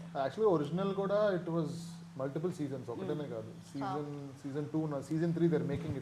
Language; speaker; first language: Telugu; native; Telugu